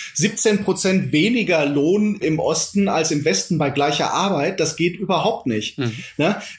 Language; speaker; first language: German; native; German